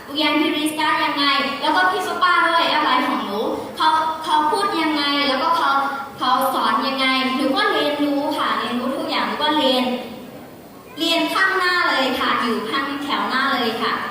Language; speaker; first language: Thai; non-native, fluent; Burmese